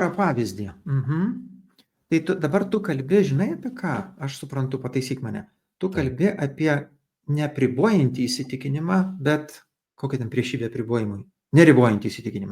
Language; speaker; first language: Lithuanian; native; Lithuanian